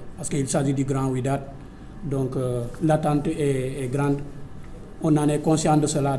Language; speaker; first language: French; non-native, local second language; Arabic